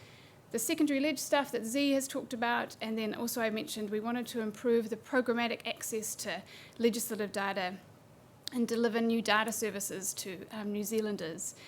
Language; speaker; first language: English; native; English